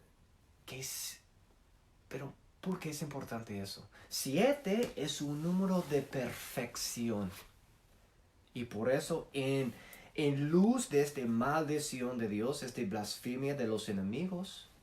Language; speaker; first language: Spanish; non-native, fluent; English